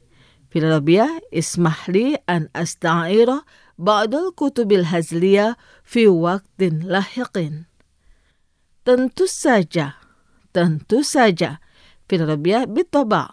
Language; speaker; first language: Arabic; non-native, fluent; Indonesian